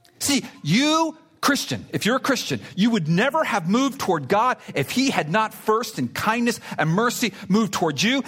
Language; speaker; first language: English; early bilingual, other home language; Spanish